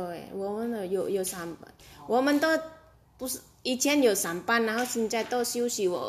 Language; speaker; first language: Chinese; non-native, fluent; Indonesian